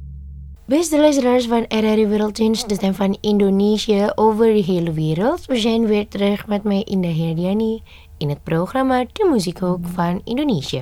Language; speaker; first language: Dutch; non-native, fluent; Indonesian